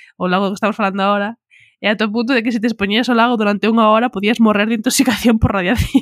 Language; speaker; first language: Galician; non-native, local second language; Spanish